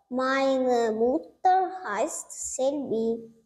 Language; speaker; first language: German; non-native, learner; Turkmen